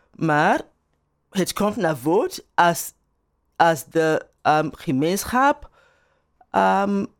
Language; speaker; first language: Dutch; non-native, fluent; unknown